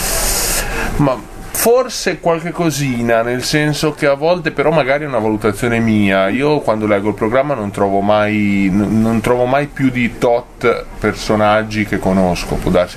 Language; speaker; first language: Italian; native; Italian